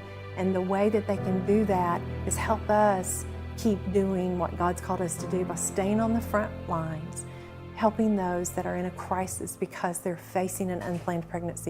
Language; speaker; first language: English; native; English